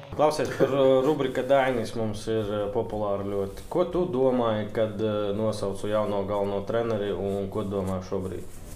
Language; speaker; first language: Latvian; native; Latvian